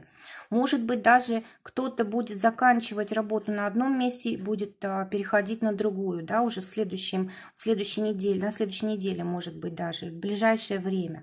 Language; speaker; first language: Russian; native; Russian